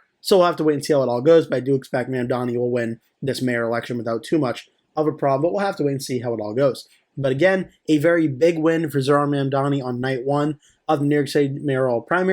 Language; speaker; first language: English; native; English